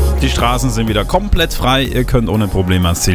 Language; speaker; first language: German; native; German